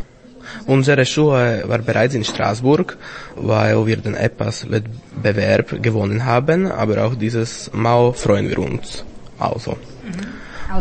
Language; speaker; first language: German; non-native, fluent; Slovak